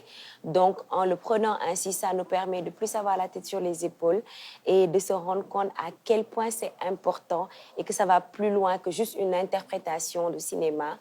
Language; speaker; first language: French; non-native, local second language; Wolof